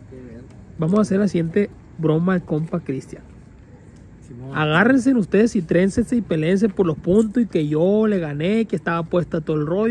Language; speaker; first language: Spanish; native; Spanish